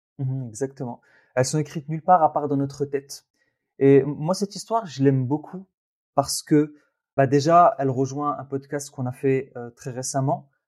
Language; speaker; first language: French; early bilingual, other home language; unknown